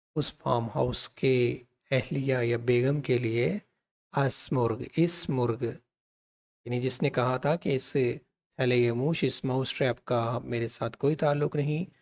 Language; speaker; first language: Urdu; non-native, local second language; Punjabi